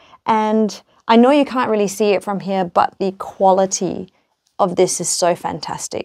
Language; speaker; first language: English; native; English